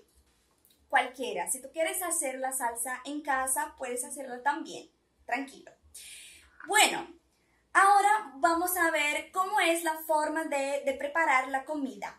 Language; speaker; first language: Spanish; non-native, fluent; Portuguese